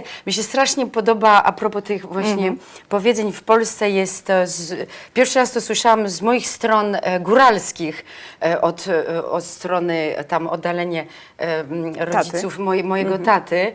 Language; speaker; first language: Polish; early bilingual, heritage; Polish